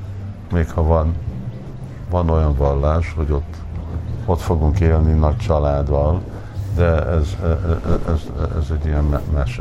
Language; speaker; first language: Hungarian; early bilingual, heritage; Hungarian